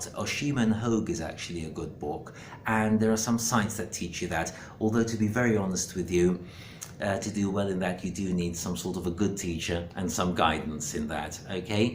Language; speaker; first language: English; non-native, fluent; Greek